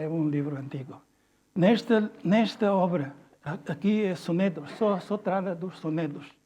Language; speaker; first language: Portuguese; non-native, fluent; Chinese